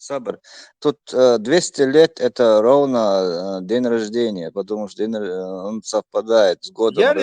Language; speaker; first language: Russian; non-native, local second language; Chechen